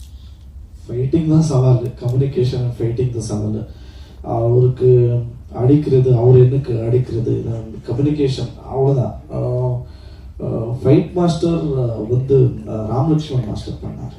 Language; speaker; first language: Tamil; non-native, learner; Kannada